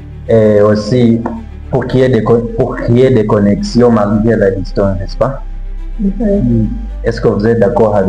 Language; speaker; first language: French; non-native, learner; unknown